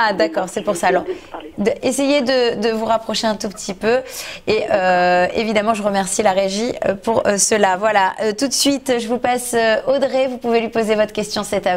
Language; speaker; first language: French; native; French